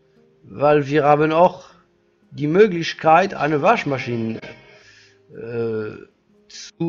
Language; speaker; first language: German; non-native, learner; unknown